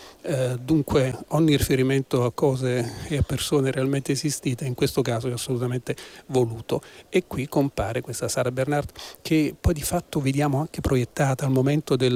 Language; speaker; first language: Italian; native; Italian